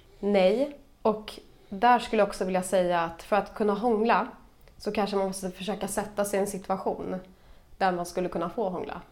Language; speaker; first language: Swedish; native; Swedish